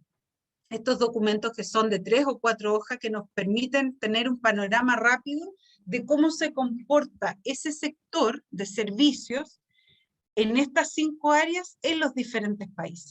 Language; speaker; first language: Spanish; native; Spanish